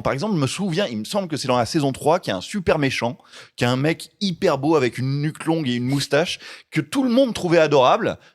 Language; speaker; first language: French; native; French